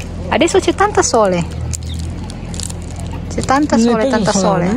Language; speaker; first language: Italian; non-native, learner; Indonesian